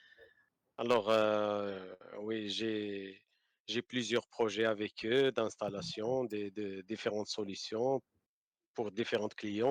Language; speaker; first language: French; non-native, learner; Arabic